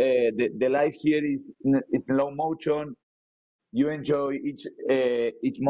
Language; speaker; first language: English; non-native, learner; Spanish